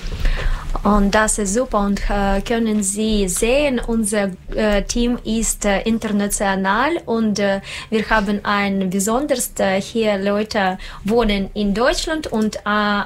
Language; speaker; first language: German; non-native, learner; Russian